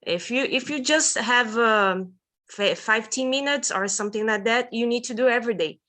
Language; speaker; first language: English; non-native, learner; Portuguese